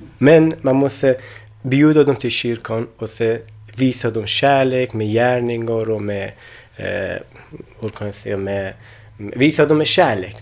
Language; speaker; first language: Swedish; non-native, learner; Persian